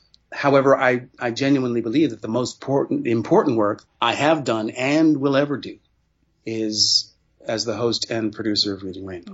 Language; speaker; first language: English; native; English